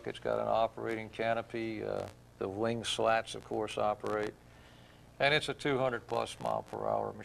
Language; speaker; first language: English; native; English